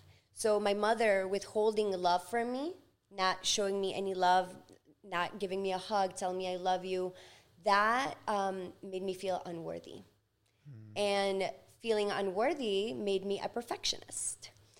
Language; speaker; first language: English; non-native, fluent; Spanish